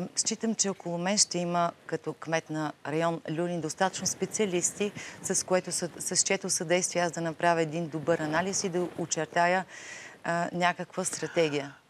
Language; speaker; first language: Bulgarian; native; Bulgarian